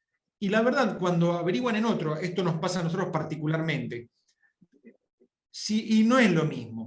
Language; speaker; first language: Spanish; native; Spanish